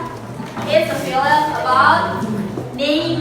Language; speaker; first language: English; non-native, learner; Indonesian